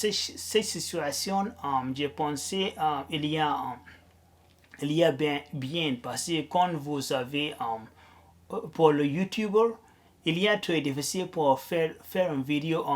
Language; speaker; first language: French; non-native, learner; Arabic